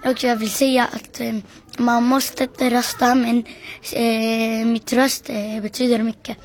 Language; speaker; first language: Swedish; early bilingual, other home language; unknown